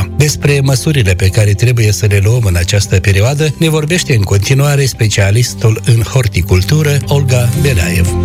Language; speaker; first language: Romanian; native; Romanian